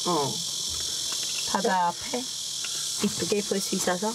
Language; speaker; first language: Korean; non-native, learner; English